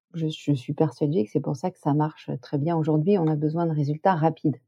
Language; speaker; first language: French; native; French